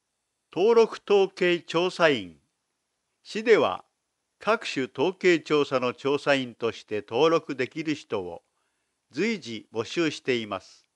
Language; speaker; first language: Japanese; native; Japanese